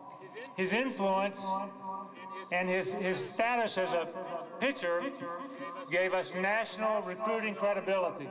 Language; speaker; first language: English; native; English